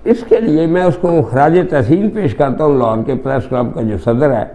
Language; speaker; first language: Urdu; non-native, local second language; Punjabi